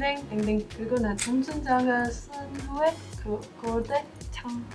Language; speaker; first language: Korean; non-native, learner; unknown